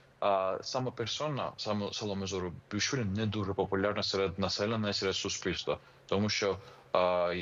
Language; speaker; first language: Ukrainian; non-native, fluent; Georgian